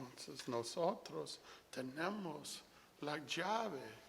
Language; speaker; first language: Spanish; non-native, fluent; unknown